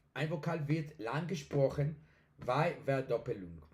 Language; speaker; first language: German; non-native, learner; Spanish